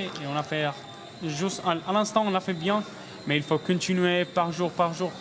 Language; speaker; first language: French; non-native, learner; Spanish